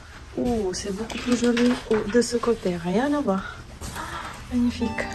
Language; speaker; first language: French; non-native, learner; Croatian